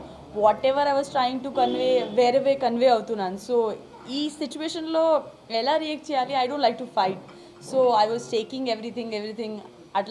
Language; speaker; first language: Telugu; non-native, learner; Gujarati